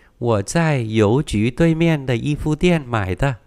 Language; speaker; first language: Chinese; non-native, fluent; Vietnamese